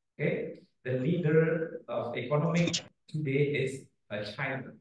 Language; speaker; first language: English; non-native, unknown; Indonesian